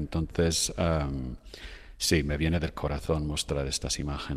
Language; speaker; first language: Spanish; non-native, fluent; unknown